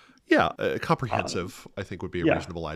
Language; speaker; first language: English; native; English